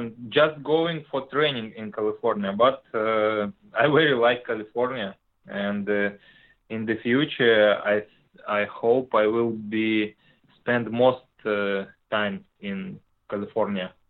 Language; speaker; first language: English; non-native, learner; Russian